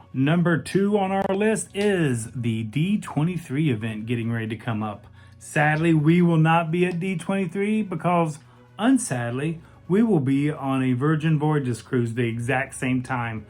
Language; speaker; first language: English; native; English